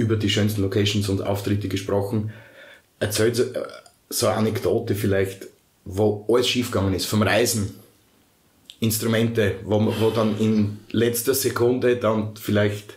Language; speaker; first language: German; native; German